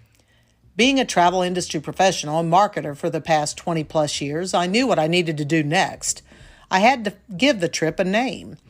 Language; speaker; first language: English; native; English